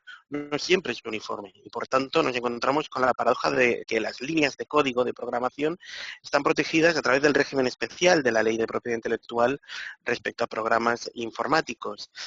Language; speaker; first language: Spanish; native; Spanish